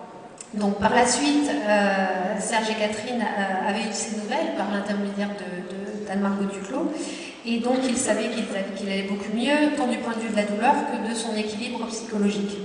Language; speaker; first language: French; native; French